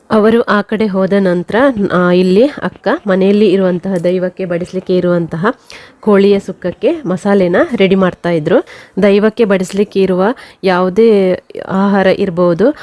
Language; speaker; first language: Kannada; non-native, local second language; Tulu